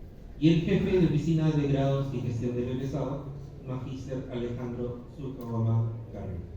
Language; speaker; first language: Spanish; native; Spanish